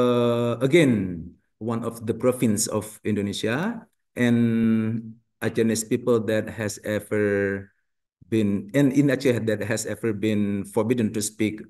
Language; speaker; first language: English; non-native, learner; Indonesian